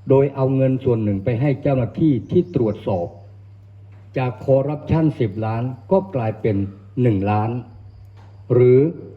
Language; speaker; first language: Thai; non-native, local second language; Northern Khmer